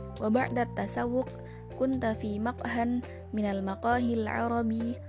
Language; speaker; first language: Arabic; non-native, learner; Indonesian